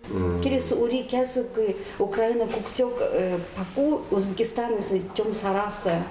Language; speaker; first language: Korean; non-native, learner; Russian